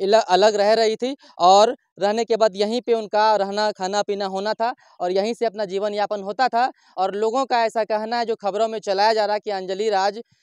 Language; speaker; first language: Hindi; native; Hindi